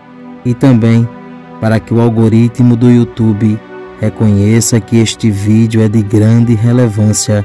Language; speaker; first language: Portuguese; native; Portuguese